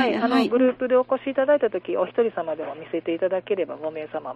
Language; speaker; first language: Japanese; native; Japanese